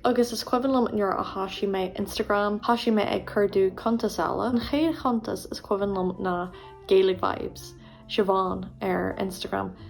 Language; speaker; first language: Irish; non-native, local second language; English